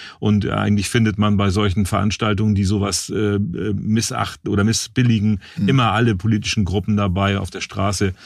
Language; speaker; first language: German; native; German